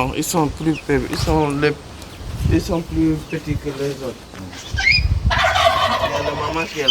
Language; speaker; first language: French; non-native, learner; English